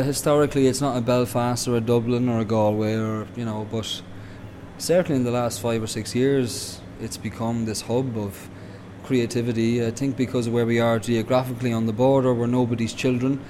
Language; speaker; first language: English; native; English